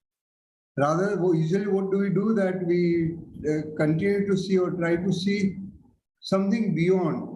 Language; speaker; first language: English; non-native, local second language; Hindi